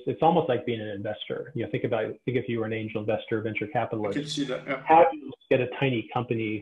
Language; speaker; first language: English; native; English